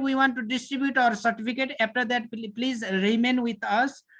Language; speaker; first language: English; non-native, learner; Nepali